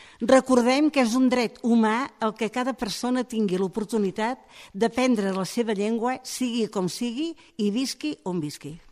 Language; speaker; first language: Catalan; native; Catalan